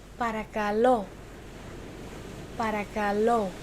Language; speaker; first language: Greek; non-native, fluent; Turkish